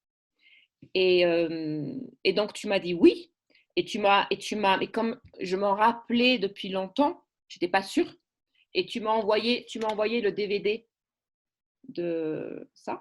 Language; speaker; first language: French; native; French